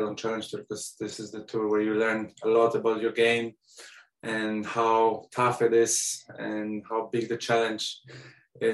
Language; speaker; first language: English; non-native, fluent; Polish